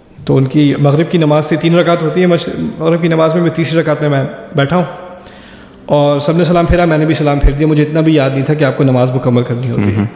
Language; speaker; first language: Urdu; early bilingual, other home language; German